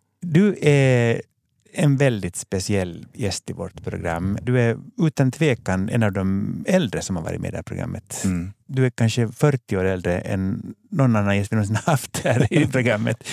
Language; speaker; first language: Swedish; native; Swedish